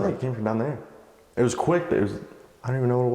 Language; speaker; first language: English; native; English